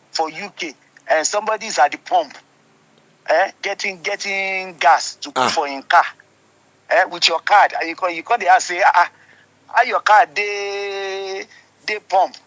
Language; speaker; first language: Nigerian Pidgin; non-native, local second language; Yoruba